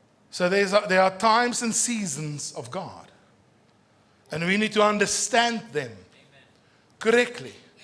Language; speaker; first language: English; non-native, local second language; Afrikaans